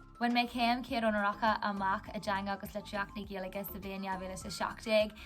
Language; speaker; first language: Irish; non-native, local second language; English